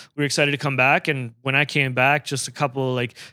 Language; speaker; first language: English; native; English